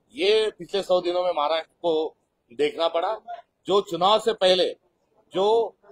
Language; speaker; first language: Hindi; non-native, local second language; Marathi